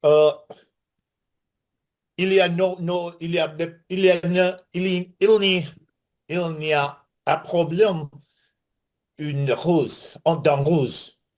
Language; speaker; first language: French; non-native, learner; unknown